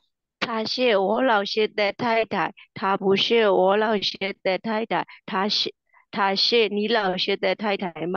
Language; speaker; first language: Chinese; non-native, learner; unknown